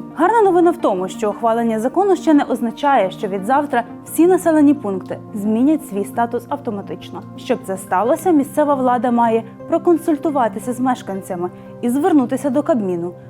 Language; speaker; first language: Ukrainian; native; Ukrainian